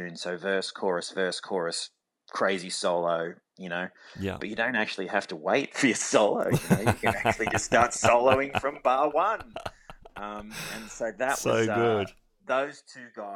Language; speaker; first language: English; native; English